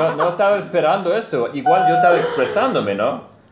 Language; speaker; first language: Spanish; non-native, learner; English